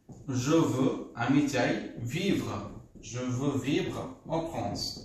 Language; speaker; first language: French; non-native, fluent; Bangla